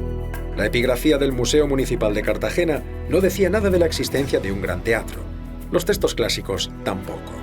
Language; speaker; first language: Spanish; native; Spanish